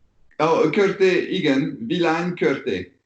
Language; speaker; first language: Hungarian; non-native, learner; French